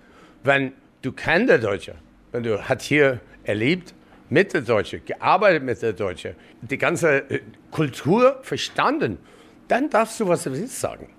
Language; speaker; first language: German; non-native, learner; English